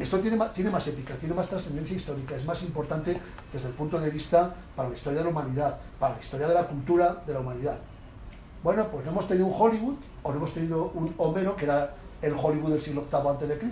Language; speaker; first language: Spanish; native; Spanish